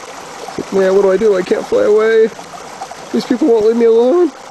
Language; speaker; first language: English; native; English